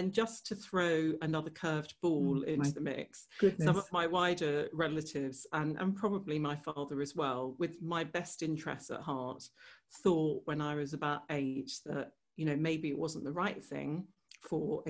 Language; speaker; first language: English; native; English